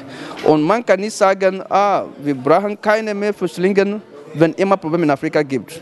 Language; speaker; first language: German; non-native, fluent; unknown